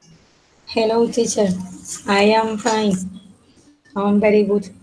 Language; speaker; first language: English; non-native, learner; Spanish